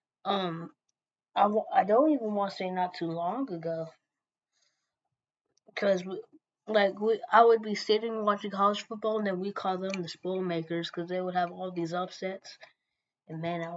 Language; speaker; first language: English; native; English